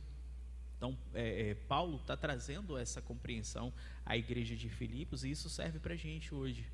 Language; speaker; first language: Portuguese; native; Portuguese